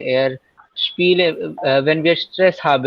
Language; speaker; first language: German; non-native, learner; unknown